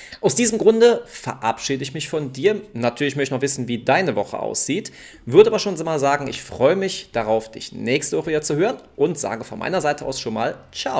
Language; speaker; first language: German; native; German